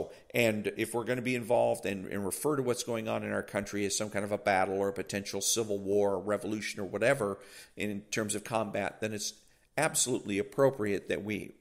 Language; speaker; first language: English; native; English